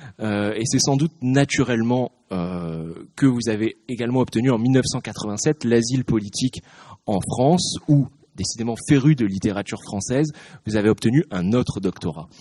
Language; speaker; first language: French; native; French